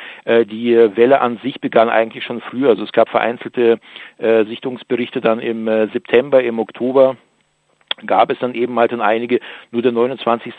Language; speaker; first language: German; native; German